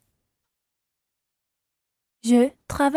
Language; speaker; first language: French; non-native, learner; English